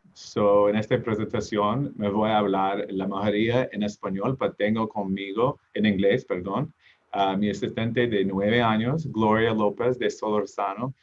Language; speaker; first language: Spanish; non-native, learner; English